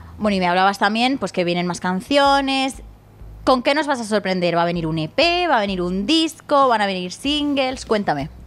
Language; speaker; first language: Spanish; native; Spanish